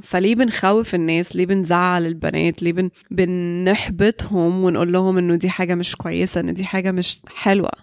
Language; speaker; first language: Arabic; early bilingual, heritage; Arabic